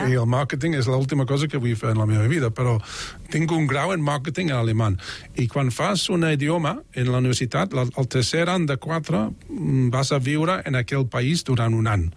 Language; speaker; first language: Catalan; non-native, fluent; English